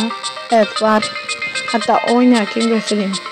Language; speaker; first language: Turkish; native; Turkish